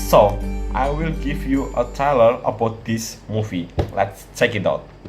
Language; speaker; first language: English; non-native, learner; Indonesian